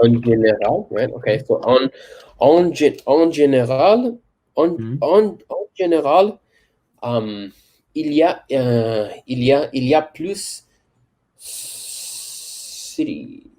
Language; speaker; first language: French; non-native, learner; English